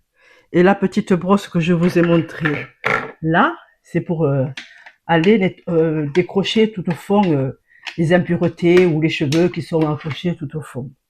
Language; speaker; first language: French; native; French